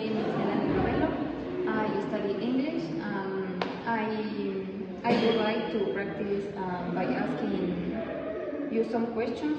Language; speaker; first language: English; non-native, learner; Spanish